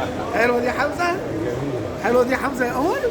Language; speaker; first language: Arabic; native; Arabic